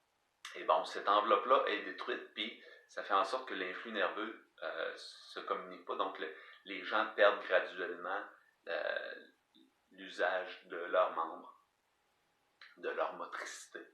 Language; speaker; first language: French; native; French